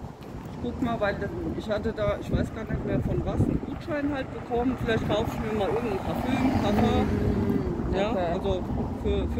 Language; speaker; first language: German; native; German